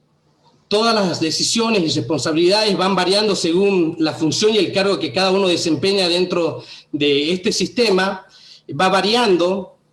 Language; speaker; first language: Spanish; native; Spanish